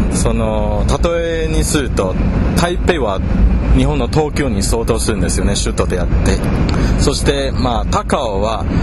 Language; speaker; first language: Japanese; non-native, fluent; Chinese